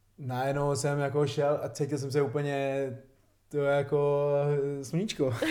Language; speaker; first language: Czech; non-native, fluent; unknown